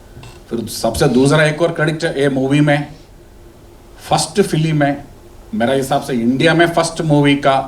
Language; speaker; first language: Hindi; non-native, local second language; Malayalam